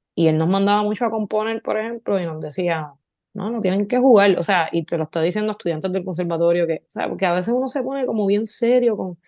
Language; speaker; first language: Spanish; native; Spanish